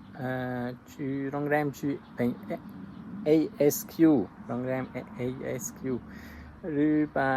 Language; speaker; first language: Thai; non-native, learner; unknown